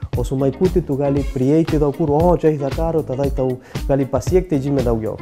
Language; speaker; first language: Lithuanian; non-native, fluent; Spanish